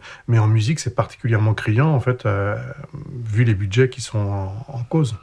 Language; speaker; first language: French; native; French